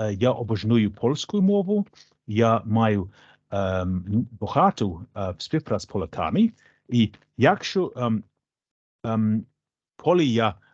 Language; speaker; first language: Ukrainian; non-native, learner; English